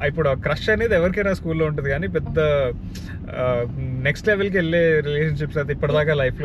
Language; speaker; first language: Telugu; native; Telugu